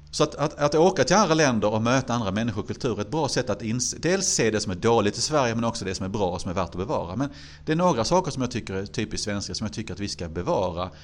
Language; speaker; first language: Swedish; native; Swedish